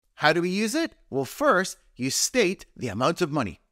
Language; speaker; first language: English; native; English